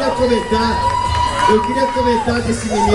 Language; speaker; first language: Portuguese; native; Portuguese